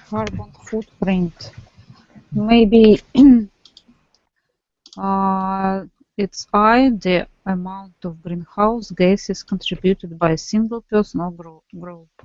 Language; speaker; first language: English; non-native, learner; Russian